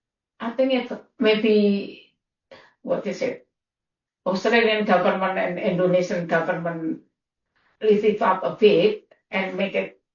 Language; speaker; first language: English; non-native, learner; Indonesian